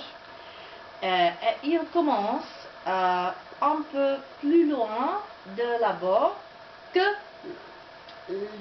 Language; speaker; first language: French; non-native, learner; Czech